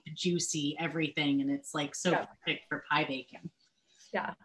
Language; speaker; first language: English; native; English